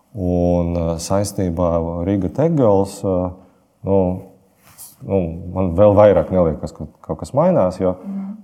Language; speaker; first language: Latvian; non-native, local second language; Russian